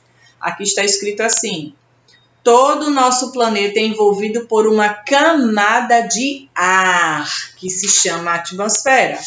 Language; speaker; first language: Portuguese; native; Portuguese